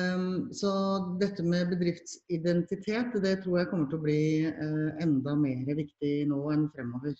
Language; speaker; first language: Norwegian; native; Norwegian